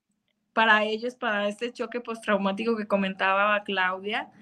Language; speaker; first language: Spanish; native; Spanish